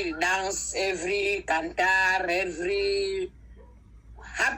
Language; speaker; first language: English; non-native, learner; Fang